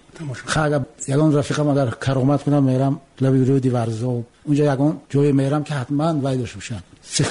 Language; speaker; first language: Tajik; native; Tajik